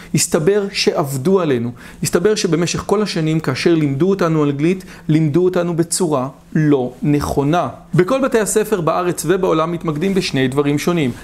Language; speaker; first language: Hebrew; native; Hebrew